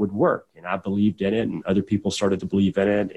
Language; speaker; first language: English; native; English